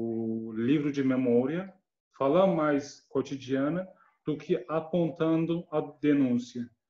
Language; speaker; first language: Portuguese; non-native, learner; Turkish